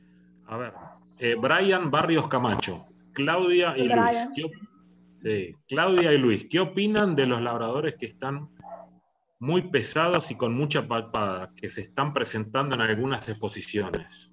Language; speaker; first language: Spanish; native; Spanish